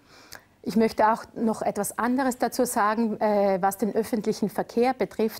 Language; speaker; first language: German; native; German